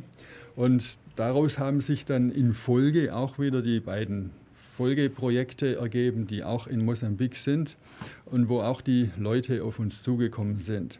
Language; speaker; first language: German; native; German